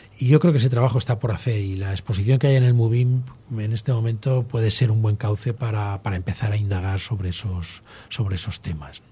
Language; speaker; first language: Spanish; native; Spanish